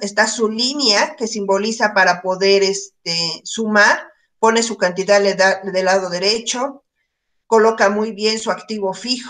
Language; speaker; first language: Spanish; native; Spanish